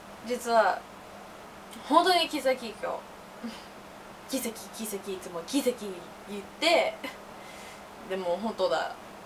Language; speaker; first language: Japanese; non-native, learner; English